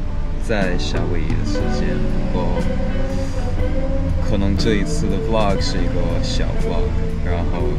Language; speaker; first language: Chinese; non-native, fluent; English